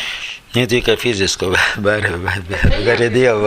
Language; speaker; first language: Latvian; non-native, learner; Russian